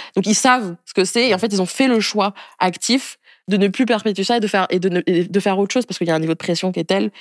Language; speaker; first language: French; native; French